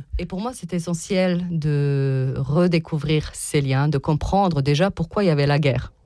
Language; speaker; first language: French; non-native, fluent; Serbian